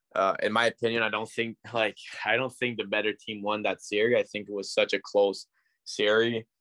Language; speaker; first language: English; native; English